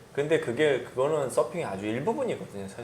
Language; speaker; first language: Korean; native; Korean